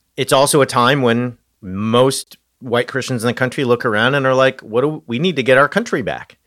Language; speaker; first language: English; native; English